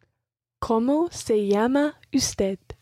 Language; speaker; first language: Spanish; non-native, learner; English